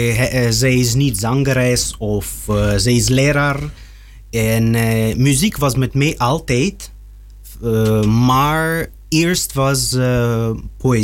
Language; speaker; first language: Dutch; non-native, learner; Russian